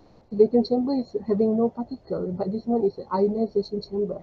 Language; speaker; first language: English; non-native, local second language; Malay